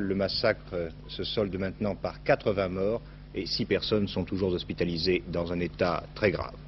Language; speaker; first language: French; native; French